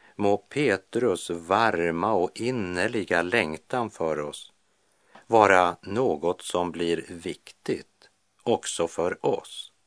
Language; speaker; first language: Swedish; native; Swedish